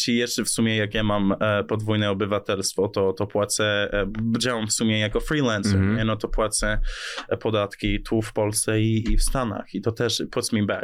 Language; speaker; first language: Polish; early bilingual, heritage; English